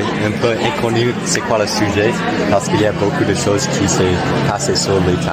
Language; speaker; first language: French; non-native, learner; English